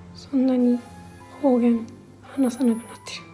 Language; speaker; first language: Japanese; non-native, fluent; English